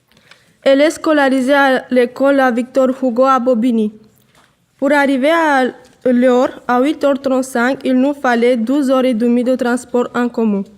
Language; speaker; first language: French; non-native, learner; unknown